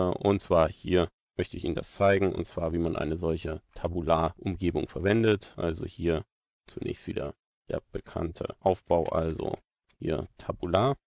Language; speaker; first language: German; native; German